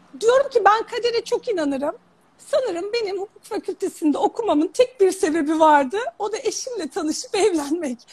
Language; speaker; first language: Turkish; early bilingual, heritage; Turkish